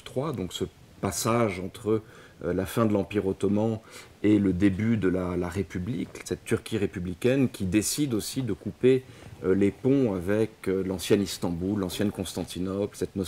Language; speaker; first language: French; native; French